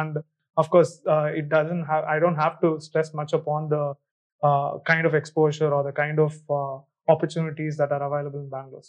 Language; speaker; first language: English; non-native, local second language; Tamil